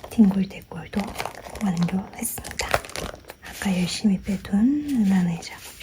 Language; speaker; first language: Korean; native; Korean